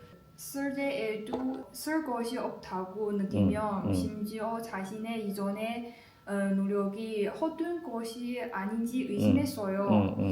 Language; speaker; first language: Korean; non-native, learner; Chinese